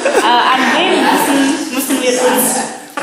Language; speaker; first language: German; non-native, learner; Indonesian